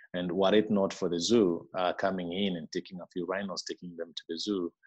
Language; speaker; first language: English; non-native, local second language; Meru